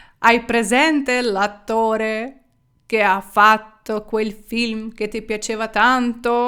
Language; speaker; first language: Italian; non-native, fluent; Ukrainian